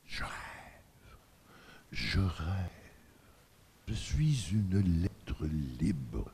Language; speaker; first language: French; native; French